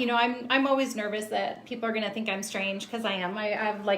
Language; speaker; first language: English; native; English